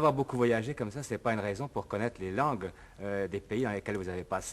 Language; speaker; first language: French; native; French